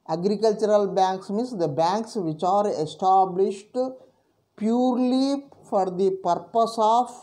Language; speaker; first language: English; non-native, local second language; Telugu